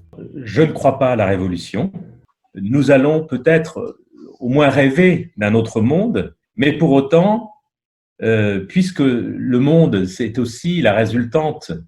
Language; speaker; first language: French; native; French